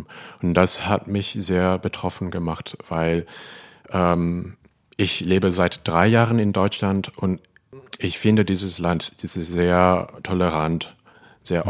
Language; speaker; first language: German; non-native, fluent; Cantonese